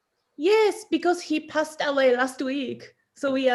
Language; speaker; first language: English; non-native, learner; Japanese